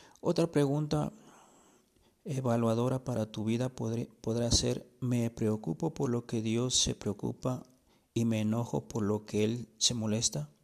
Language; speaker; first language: Spanish; native; Spanish